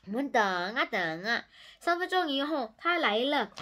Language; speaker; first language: Chinese; non-native, learner; English